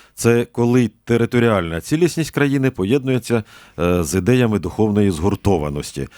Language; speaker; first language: Ukrainian; native; Ukrainian